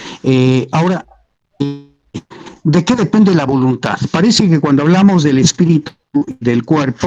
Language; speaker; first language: Spanish; native; Spanish